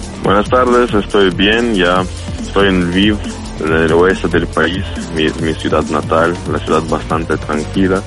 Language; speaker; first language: Spanish; non-native, fluent; Ukrainian